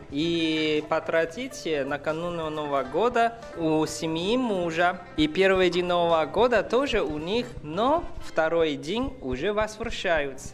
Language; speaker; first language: Russian; non-native, fluent; Chinese